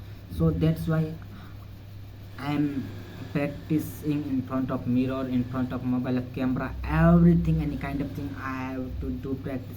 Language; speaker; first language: English; non-native, learner; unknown